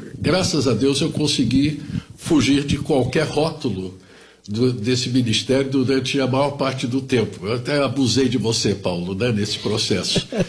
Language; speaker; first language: Portuguese; early bilingual, other home language; German